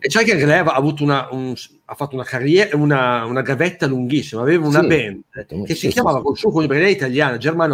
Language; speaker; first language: Italian; native; Italian